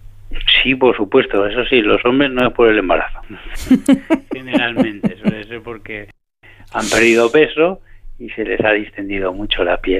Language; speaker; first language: Spanish; native; Spanish